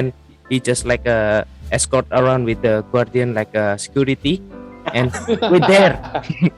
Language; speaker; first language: English; non-native, learner; Indonesian